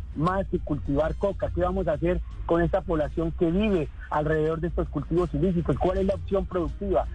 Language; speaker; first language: Spanish; native; Spanish